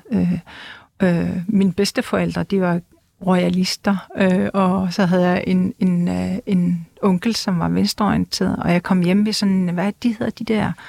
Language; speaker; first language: Danish; non-native, local second language; Kalaallisut